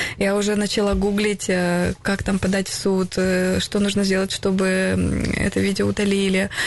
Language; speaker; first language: Russian; native; Russian